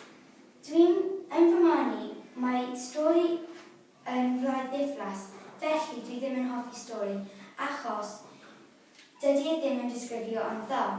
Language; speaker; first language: Welsh; non-native, learner; English